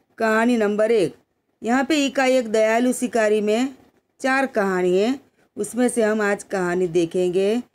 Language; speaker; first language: Hindi; non-native, local second language; Gujarati